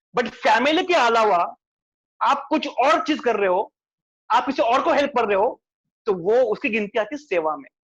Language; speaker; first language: Hindi; non-native, local second language; Marathi